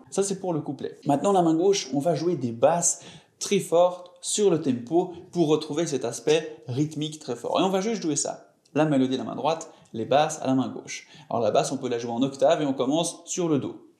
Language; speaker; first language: French; native; French